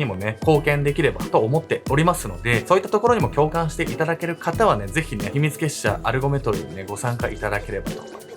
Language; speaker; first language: Japanese; native; Japanese